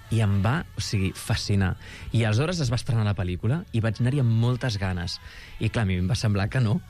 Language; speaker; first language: Catalan; native; Catalan